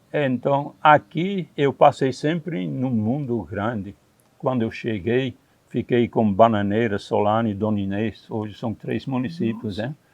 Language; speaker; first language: Portuguese; non-native, fluent; Dutch